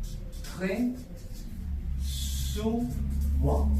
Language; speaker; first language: French; non-native, fluent; Spanish